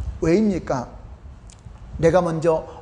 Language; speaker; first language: Korean; native; Korean